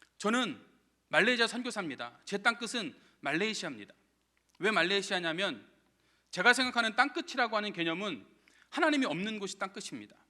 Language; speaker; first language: Korean; native; Korean